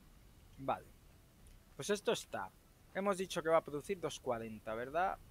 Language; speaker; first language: Spanish; native; Spanish